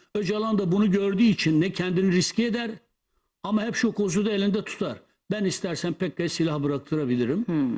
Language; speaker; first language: Turkish; non-native, local second language; Kurdish